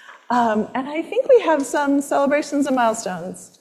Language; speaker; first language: English; native; English